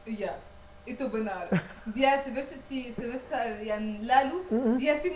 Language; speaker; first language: Indonesian; non-native, learner; Arabic